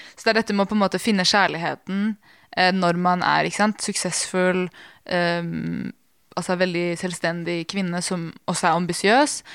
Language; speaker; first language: Norwegian; early bilingual, other home language; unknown